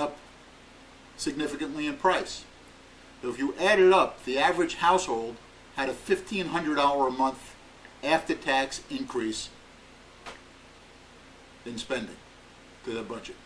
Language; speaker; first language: English; native; English